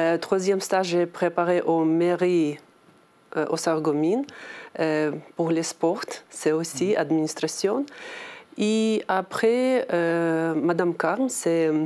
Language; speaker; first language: French; non-native, learner; Ukrainian